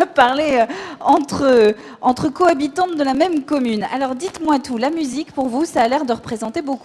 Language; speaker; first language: French; native; French